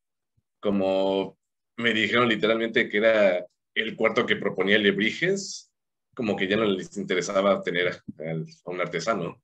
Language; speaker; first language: Spanish; native; Spanish